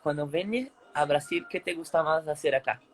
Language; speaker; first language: Spanish; non-native, learner; Portuguese